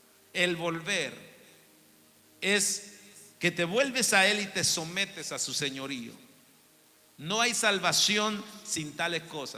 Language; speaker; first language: Spanish; native; Spanish